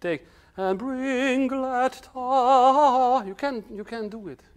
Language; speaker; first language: English; non-native, fluent; Dutch